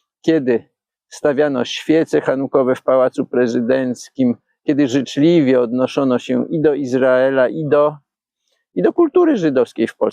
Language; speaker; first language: Polish; native; Polish